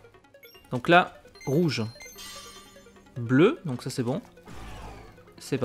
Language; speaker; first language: French; native; French